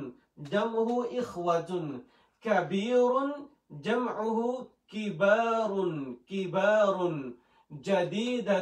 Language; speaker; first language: Arabic; non-native, fluent; Western Cham